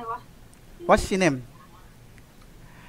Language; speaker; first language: English; non-native, local second language; Malay